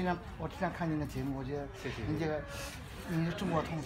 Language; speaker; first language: Chinese; non-native, fluent; Japanese